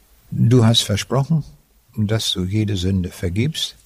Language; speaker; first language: German; native; German